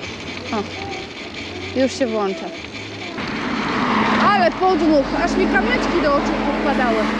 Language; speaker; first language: Polish; native; Polish